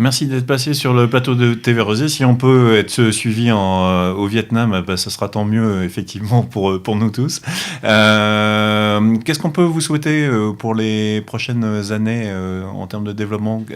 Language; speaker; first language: French; native; French